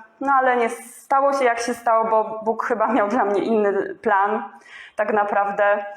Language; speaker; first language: Polish; native; Polish